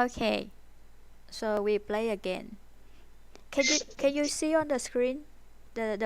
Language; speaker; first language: English; non-native, fluent; Vietnamese